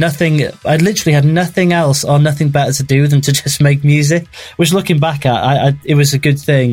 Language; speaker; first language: English; native; English